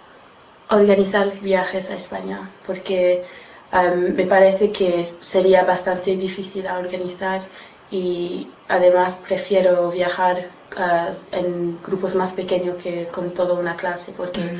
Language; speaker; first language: Spanish; non-native, learner; English